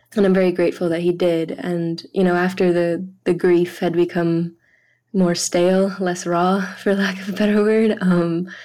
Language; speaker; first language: English; early bilingual, other home language; French